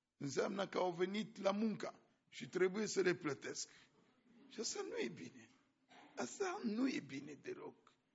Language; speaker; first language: Romanian; non-native, fluent; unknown